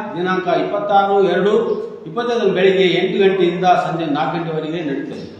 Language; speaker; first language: Kannada; non-native, local second language; Urdu